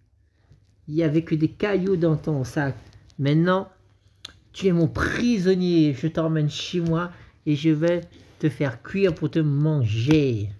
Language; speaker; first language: French; native; French